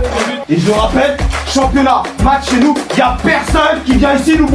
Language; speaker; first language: French; native; French